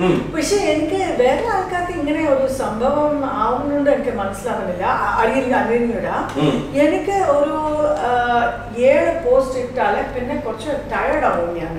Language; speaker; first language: Malayalam; non-native, fluent; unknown